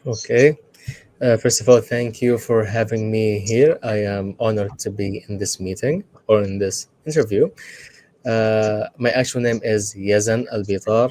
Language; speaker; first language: English; non-native, fluent; Arabic